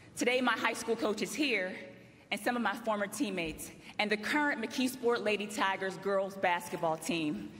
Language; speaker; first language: English; native; English